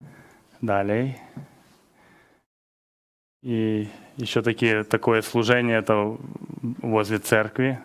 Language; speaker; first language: Polish; non-native, learner; Russian